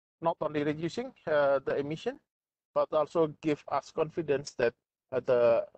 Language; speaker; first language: English; non-native, fluent; Indonesian